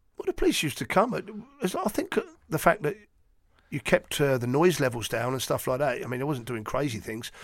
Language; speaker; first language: English; native; English